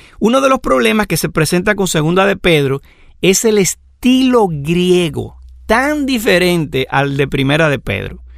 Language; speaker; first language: Spanish; native; Spanish